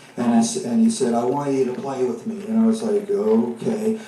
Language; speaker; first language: English; native; English